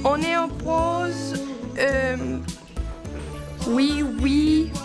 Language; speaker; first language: French; non-native, learner; Icelandic